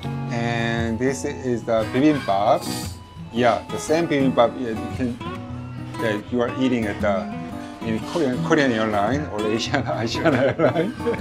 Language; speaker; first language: English; non-native, fluent; Korean